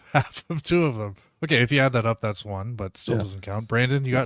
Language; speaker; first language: English; native; English